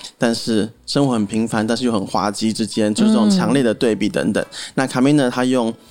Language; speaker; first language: Chinese; native; Chinese